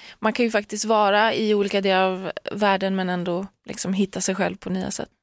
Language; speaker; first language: Swedish; early bilingual, other home language; Persian